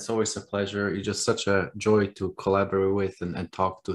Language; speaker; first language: English; non-native, fluent; Polish